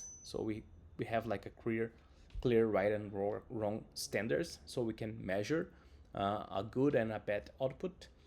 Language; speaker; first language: English; non-native, fluent; Portuguese